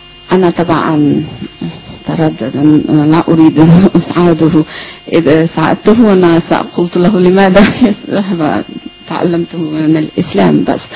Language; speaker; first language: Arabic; non-native, learner; English